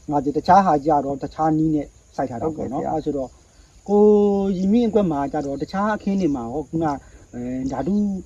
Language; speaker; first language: Burmese; native; Burmese